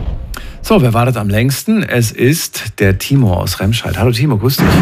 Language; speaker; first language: German; native; German